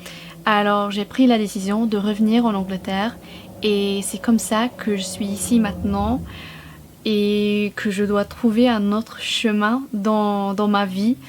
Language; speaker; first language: French; non-native, fluent; English